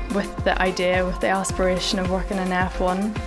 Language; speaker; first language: English; native; English